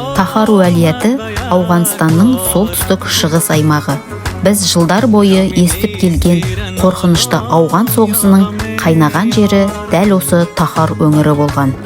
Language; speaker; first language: Kazakh; native; Kazakh